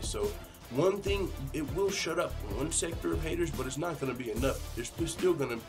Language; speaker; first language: English; native; English